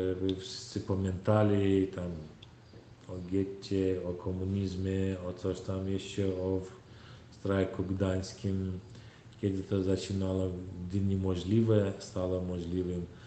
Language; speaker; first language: Polish; non-native, learner; Turkmen